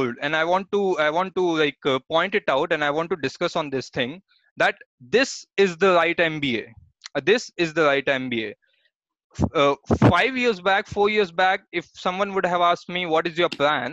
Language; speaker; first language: English; non-native, local second language; Hindi